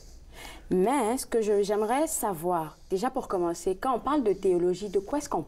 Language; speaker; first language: French; native; French